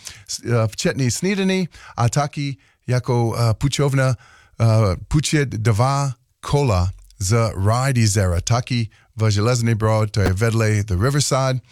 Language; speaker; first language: Czech; non-native, learner; English